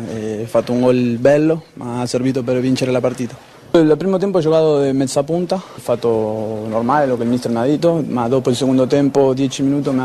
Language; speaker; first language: Italian; non-native, learner; Spanish